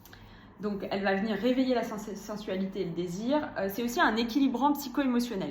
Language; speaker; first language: French; native; French